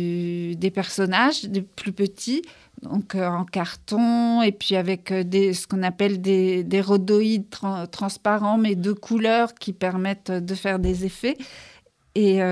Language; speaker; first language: French; native; French